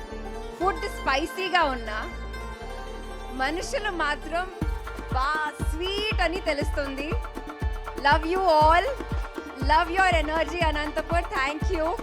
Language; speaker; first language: Telugu; non-native, fluent; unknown